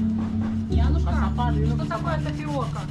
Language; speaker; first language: Russian; native; Russian